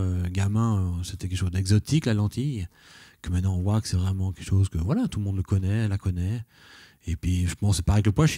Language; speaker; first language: French; native; French